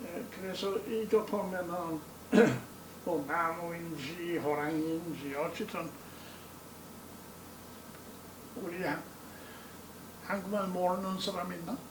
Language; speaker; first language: Korean; non-native, learner; English